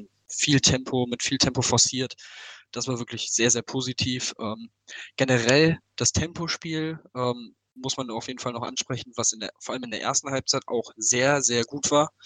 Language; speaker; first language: German; native; German